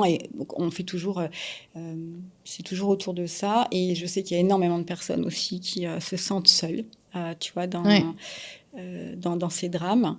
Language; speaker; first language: French; native; French